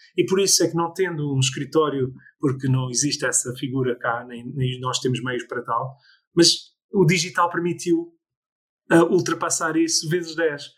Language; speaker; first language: Portuguese; early bilingual, other home language; English